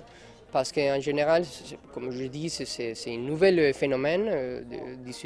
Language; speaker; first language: French; non-native, learner; Spanish